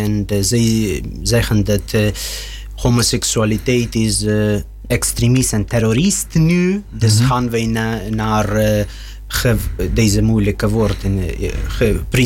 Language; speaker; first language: Dutch; non-native, learner; Russian